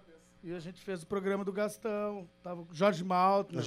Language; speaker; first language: Portuguese; native; Portuguese